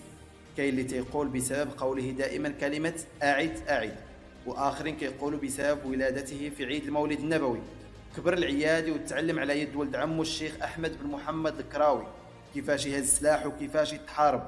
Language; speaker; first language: Arabic; native; Arabic